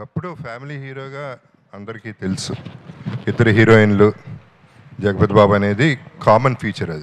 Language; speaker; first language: Telugu; native; Telugu